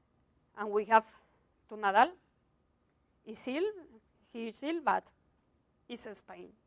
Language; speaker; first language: English; non-native, learner; Spanish